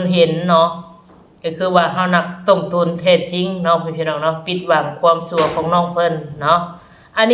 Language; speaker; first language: Thai; non-native, local second language; Lao